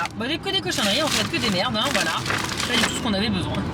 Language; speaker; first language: French; native; French